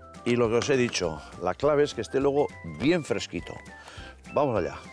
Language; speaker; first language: Spanish; native; Spanish